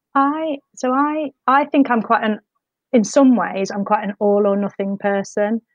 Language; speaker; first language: English; native; English